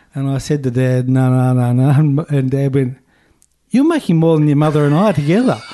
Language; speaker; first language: English; native; English